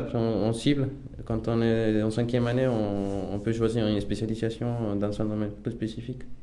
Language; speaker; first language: French; non-native, fluent; Spanish